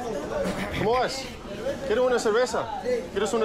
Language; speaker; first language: Spanish; non-native, learner; English